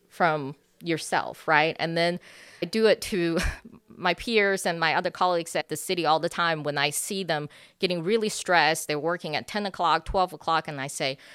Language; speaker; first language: English; early bilingual, other home language; Chinese